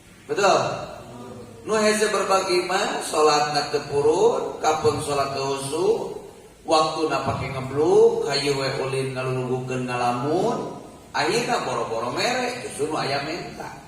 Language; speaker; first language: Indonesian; non-native, local second language; Sundanese